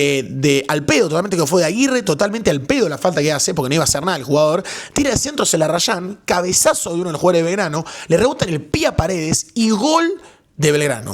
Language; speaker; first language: Spanish; native; Spanish